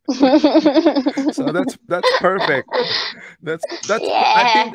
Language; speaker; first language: English; non-native, local second language; Filipino